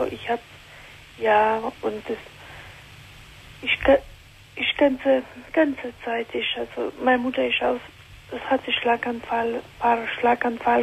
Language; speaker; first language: German; non-native, learner; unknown